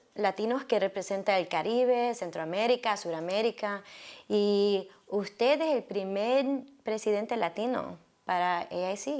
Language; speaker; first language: Spanish; early bilingual, heritage; Spanish